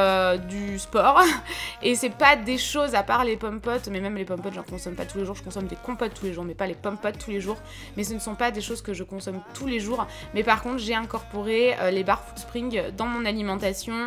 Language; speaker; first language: French; native; French